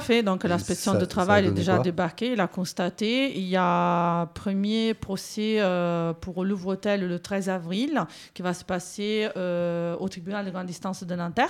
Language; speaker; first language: French; native; French